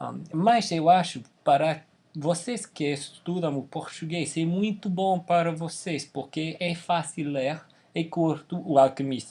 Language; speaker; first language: Portuguese; non-native, fluent; English